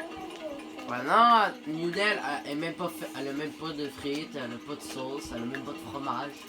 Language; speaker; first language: French; native; French